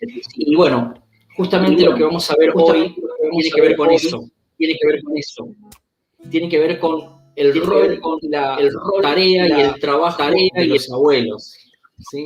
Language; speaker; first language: Spanish; native; Spanish